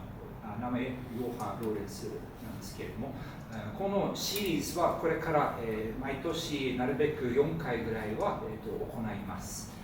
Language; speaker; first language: Japanese; non-native, fluent; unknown